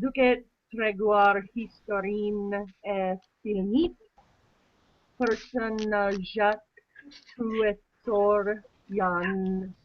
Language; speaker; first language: Albanian; non-native, learner; English